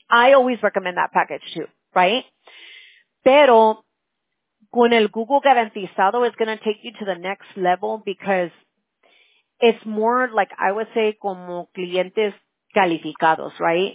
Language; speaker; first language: English; early bilingual, other home language; Spanish